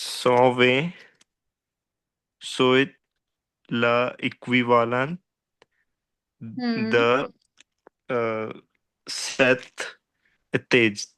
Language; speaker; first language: French; non-native, learner; Punjabi